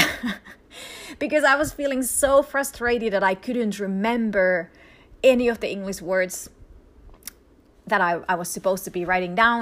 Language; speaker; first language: English; non-native, fluent; Finnish